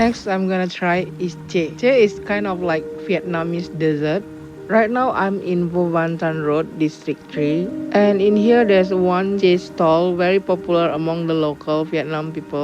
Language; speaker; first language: English; non-native, learner; Indonesian